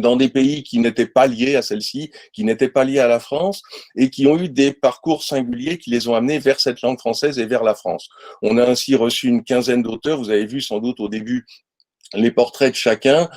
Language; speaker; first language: French; native; French